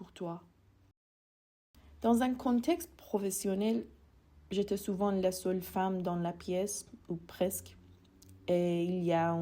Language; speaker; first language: French; non-native, fluent; Persian